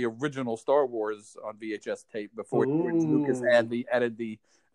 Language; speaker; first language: English; native; English